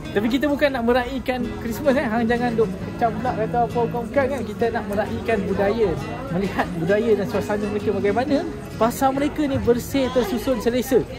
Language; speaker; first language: Malay; native; Malay